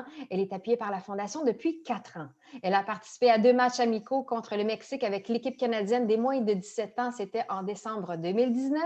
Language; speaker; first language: French; native; French